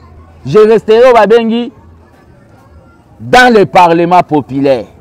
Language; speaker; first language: French; non-native, local second language; Lingala